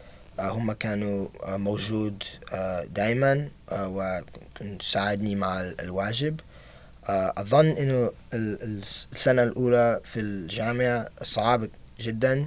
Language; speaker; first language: Arabic; non-native, learner; English